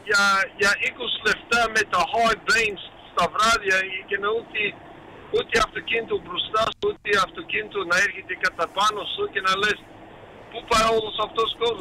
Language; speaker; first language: Greek; early bilingual, heritage; Greek